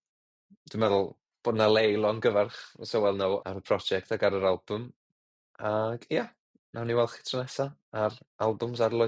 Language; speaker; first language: Welsh; native; Welsh